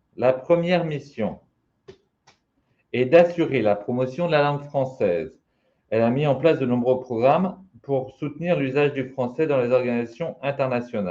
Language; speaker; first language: French; native; French